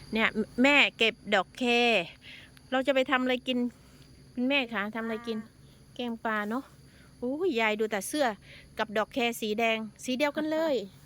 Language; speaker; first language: Thai; native; Thai